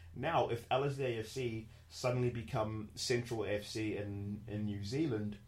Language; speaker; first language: English; native; English